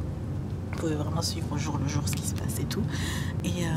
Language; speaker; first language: French; native; French